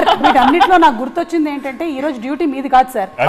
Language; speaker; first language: Telugu; native; Telugu